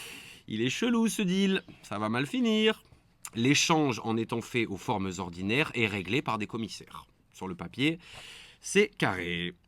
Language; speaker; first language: French; native; French